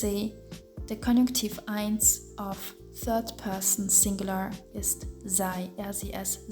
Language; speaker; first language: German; non-native, fluent; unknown